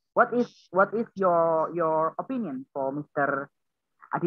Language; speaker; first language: English; non-native, learner; Indonesian